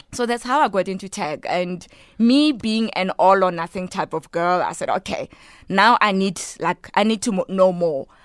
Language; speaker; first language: English; non-native, local second language; Tswana